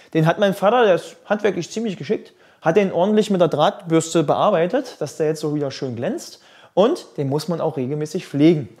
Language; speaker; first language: German; native; German